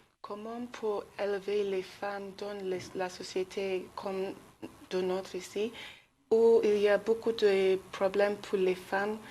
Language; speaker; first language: French; non-native, learner; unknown